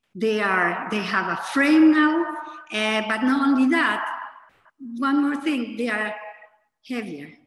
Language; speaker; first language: English; non-native, fluent; Spanish